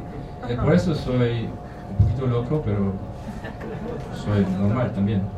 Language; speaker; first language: Spanish; non-native, learner; German